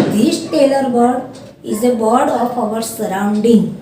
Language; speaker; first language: English; non-native, local second language; Gujarati